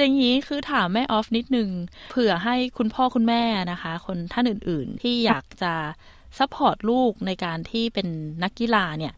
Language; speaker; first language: Thai; native; Thai